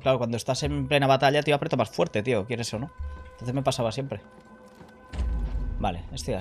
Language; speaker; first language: Spanish; native; Spanish